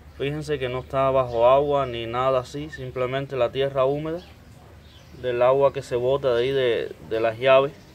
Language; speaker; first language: Spanish; native; Spanish